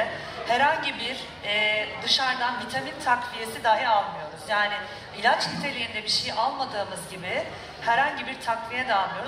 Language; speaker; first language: Turkish; native; Turkish